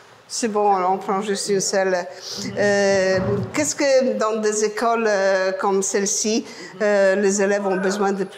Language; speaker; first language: French; non-native, fluent; Polish